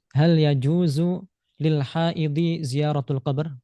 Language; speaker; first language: Arabic; non-native, fluent; Indonesian